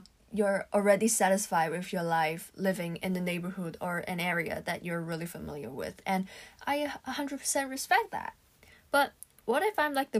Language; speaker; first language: English; non-native, local second language; Cantonese